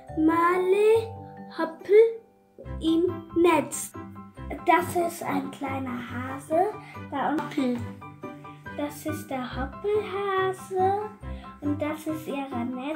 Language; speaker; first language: German; early bilingual, other home language; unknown